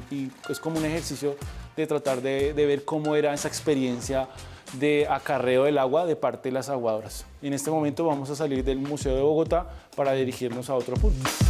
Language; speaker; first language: Spanish; native; Spanish